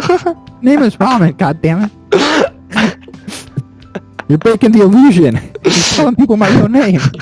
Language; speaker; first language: English; native; English